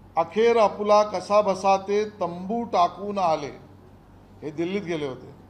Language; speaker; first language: Marathi; native; Marathi